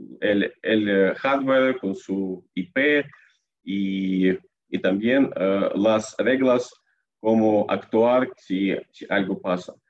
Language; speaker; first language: Spanish; non-native, learner; Russian